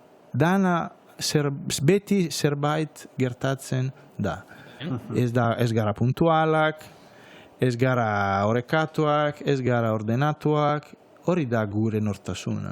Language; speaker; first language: Basque; non-native, fluent; Italian